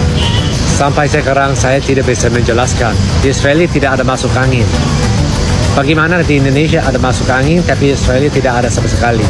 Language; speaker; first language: Indonesian; non-native, fluent; English